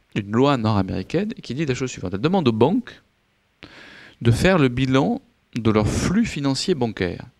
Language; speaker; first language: French; native; French